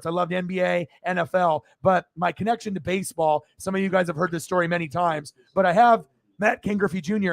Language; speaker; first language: English; native; English